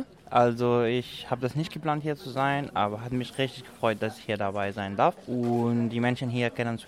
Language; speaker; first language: German; non-native, local second language; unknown